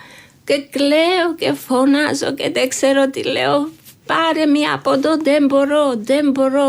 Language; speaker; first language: Greek; non-native, learner; Georgian